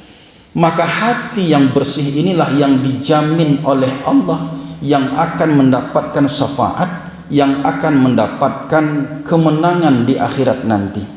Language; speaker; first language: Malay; non-native, local second language; Minangkabau